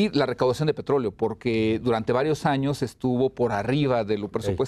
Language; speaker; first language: Spanish; native; Spanish